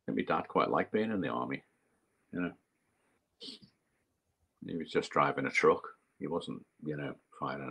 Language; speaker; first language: English; native; English